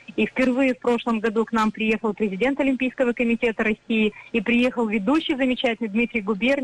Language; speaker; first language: Russian; native; Russian